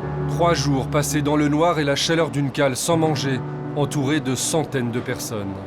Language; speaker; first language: French; native; French